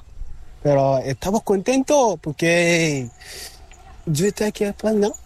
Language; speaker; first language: Spanish; non-native, learner; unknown